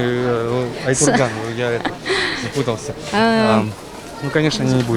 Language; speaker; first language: Russian; native; Russian